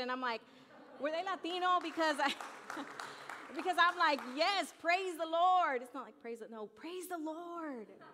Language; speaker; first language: English; early bilingual, other home language; Spanish